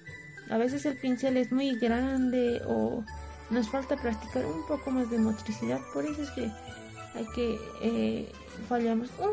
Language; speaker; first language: Spanish; native; Spanish